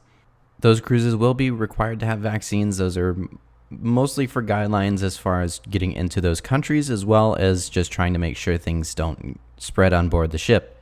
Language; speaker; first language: English; native; English